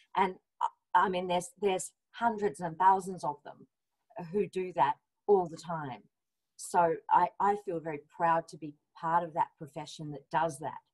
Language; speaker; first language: English; native; English